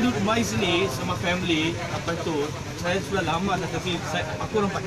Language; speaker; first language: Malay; non-native, fluent; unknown